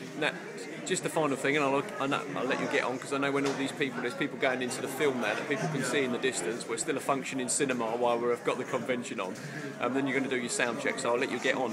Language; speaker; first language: English; native; English